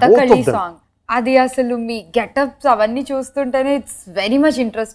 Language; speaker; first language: Telugu; native; Telugu